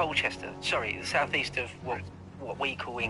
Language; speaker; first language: English; native; English